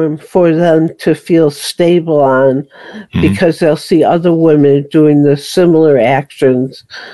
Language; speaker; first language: English; native; English